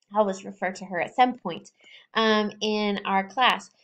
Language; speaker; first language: English; native; English